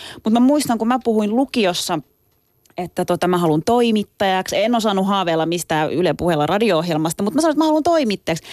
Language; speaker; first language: Finnish; early bilingual, other home language; Turkish